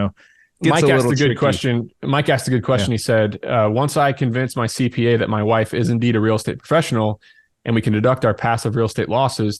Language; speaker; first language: English; native; English